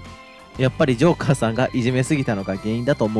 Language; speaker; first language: Japanese; native; Japanese